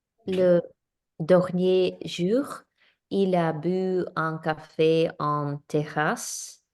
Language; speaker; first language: French; non-native, learner; English